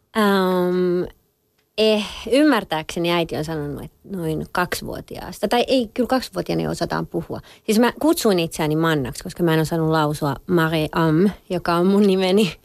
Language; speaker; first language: Finnish; early bilingual, other home language; French